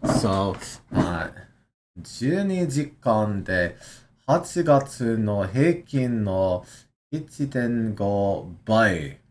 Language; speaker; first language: Japanese; non-native, learner; English